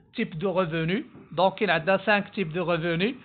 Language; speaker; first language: French; non-native, local second language; Arabic